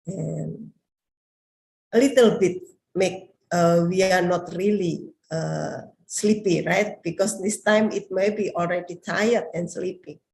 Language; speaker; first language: English; non-native, learner; Indonesian